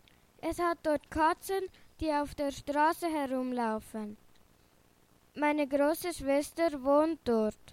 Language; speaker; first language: German; early bilingual, other home language; Spanish